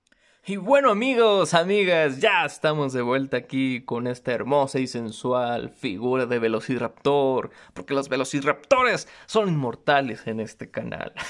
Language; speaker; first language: Spanish; native; Spanish